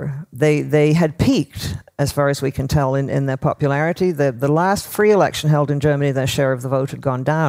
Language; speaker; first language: English; native; English